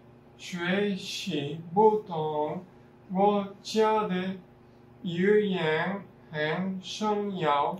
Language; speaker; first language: Chinese; non-native, learner; Spanish